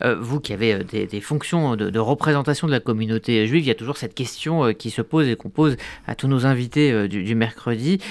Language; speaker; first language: French; native; French